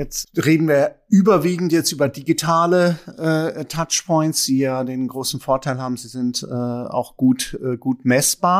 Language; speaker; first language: German; native; German